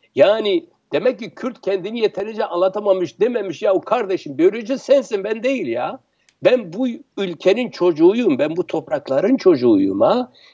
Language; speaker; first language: Turkish; non-native, local second language; Kurdish